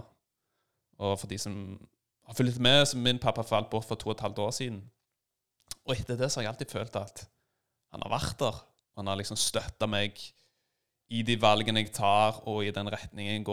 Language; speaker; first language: Norwegian; native; Norwegian